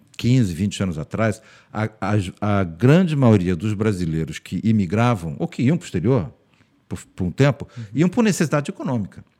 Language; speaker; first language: Portuguese; early bilingual, heritage; Portuguese